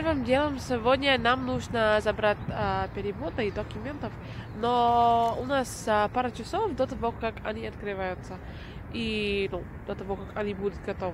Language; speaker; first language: Russian; non-native, fluent; English